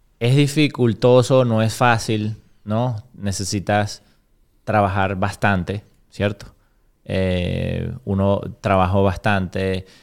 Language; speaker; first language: Spanish; native; Spanish